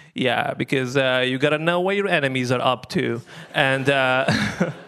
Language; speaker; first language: English; non-native, fluent; Arabic